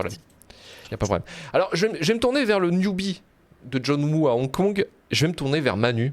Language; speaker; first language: French; native; French